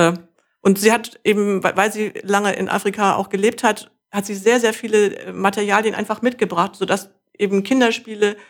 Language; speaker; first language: German; native; German